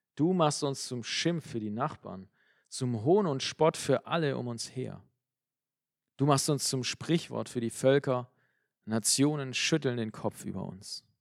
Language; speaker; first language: German; native; German